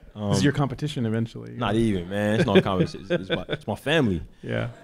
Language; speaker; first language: English; native; English